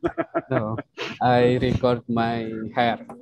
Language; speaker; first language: English; non-native, learner; Indonesian